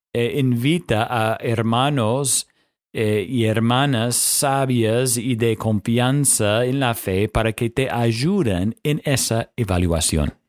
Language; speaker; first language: Spanish; non-native, fluent; English